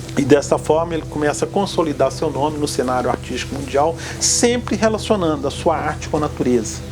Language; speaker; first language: Portuguese; native; Portuguese